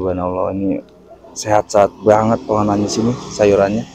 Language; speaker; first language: Indonesian; native; Indonesian